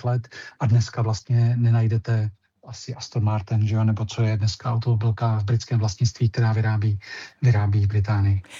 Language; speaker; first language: Czech; native; Czech